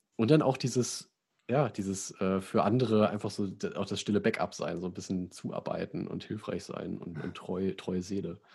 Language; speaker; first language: German; native; German